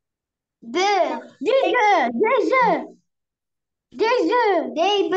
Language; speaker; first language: French; non-native, learner; Arabic